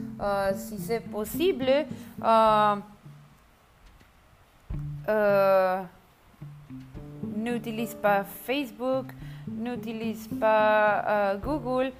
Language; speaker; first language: French; non-native, learner; Spanish